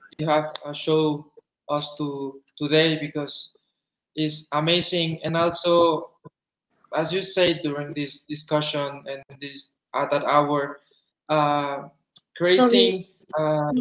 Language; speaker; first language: English; non-native, fluent; Spanish